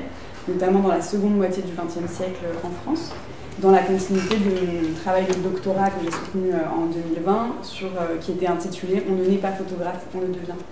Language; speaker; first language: French; native; French